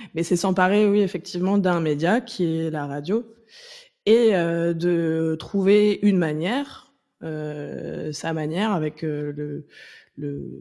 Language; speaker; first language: French; native; French